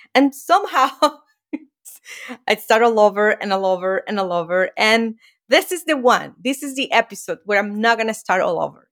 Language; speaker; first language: English; non-native, fluent; Spanish